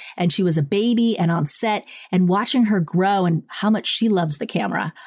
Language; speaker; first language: English; early bilingual, other home language; Italian